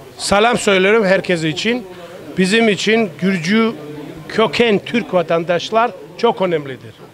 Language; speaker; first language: Turkish; non-native, learner; Georgian